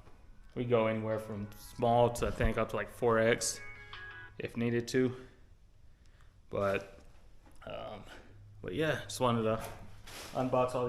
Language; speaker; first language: English; native; English